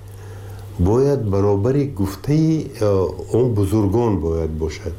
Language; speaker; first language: Persian; native; Persian